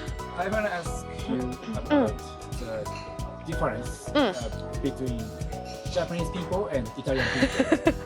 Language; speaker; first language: English; non-native, fluent; Japanese